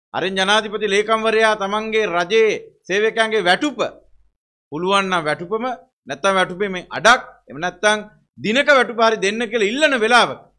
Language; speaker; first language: Sinhala; native; Sinhala